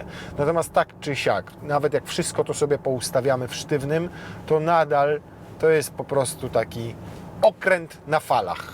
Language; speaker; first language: Polish; native; Polish